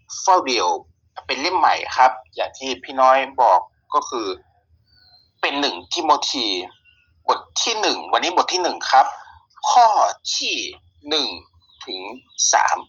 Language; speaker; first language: Thai; native; Thai